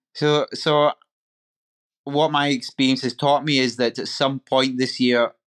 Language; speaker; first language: English; native; English